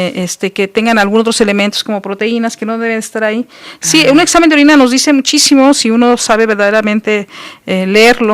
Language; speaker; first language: Spanish; native; Spanish